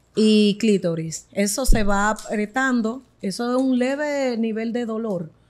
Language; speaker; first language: Spanish; native; Spanish